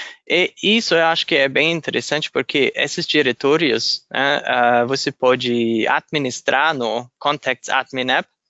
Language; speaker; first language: Portuguese; non-native, fluent; German